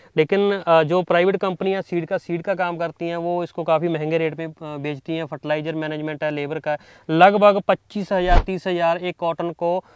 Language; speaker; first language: Hindi; non-native, local second language; Punjabi